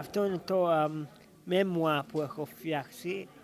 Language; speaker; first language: Greek; early bilingual, heritage; English